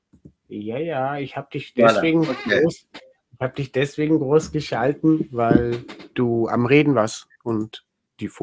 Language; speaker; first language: German; native; German